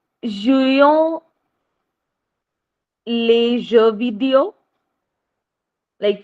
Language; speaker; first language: French; non-native, learner; Hindi